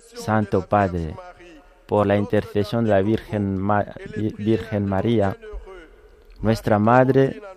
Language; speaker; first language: Spanish; non-native, fluent; French